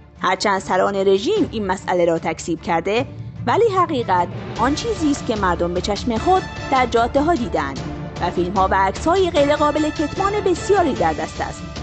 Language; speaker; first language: Persian; non-native, local second language; Azerbaijani